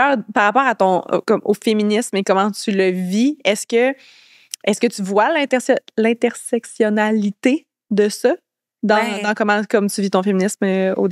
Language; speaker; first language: French; native; French